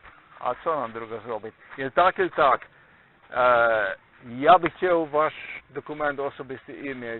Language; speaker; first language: Polish; non-native, learner; Slovenian